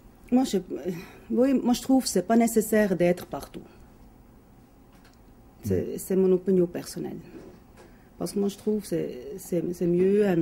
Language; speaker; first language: French; non-native, local second language; German